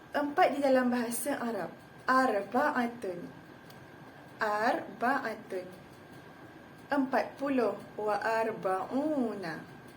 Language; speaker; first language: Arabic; non-native, fluent; Malay